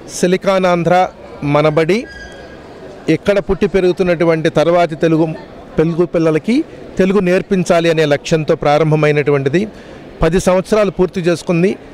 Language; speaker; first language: Telugu; native; Telugu